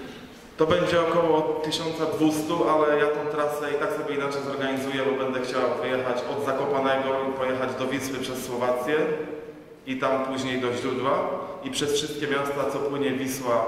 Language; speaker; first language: Polish; native; Polish